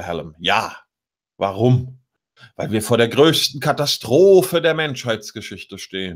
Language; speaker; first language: German; native; German